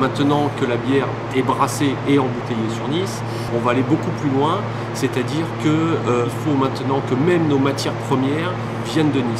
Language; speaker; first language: French; native; French